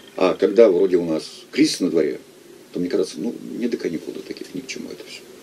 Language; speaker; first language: Russian; native; Russian